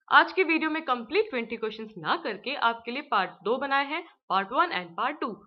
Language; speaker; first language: Hindi; native; Hindi